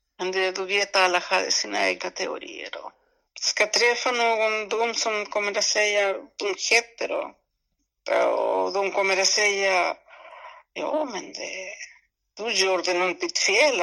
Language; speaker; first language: Swedish; non-native, fluent; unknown